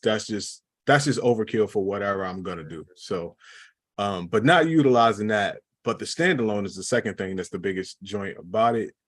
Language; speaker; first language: English; native; English